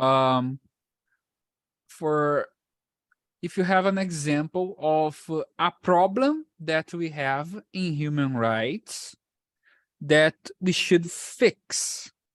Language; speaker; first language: English; non-native, fluent; Portuguese